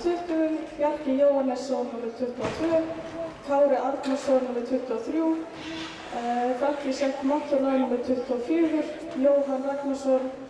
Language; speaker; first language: Icelandic; native; Icelandic